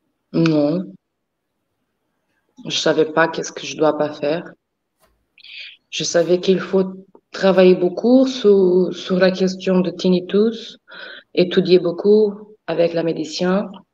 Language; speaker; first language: French; non-native, fluent; Portuguese